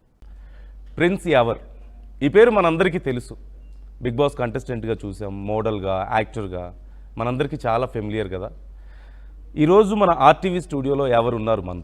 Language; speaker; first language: Telugu; native; Telugu